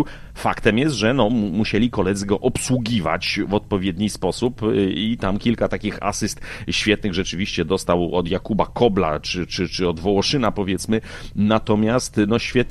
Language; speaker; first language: Polish; native; Polish